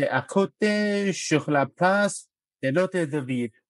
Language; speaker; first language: French; non-native, learner; Chinese